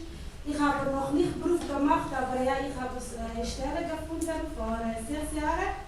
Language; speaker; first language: German; non-native, learner; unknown